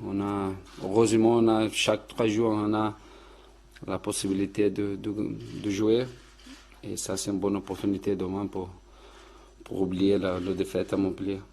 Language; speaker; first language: French; non-native, fluent; Portuguese